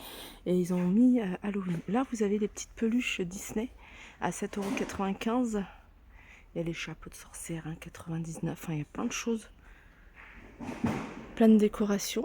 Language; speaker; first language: French; native; French